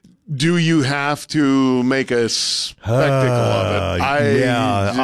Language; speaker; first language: English; native; English